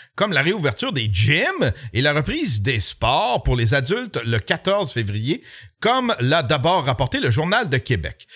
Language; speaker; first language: French; native; French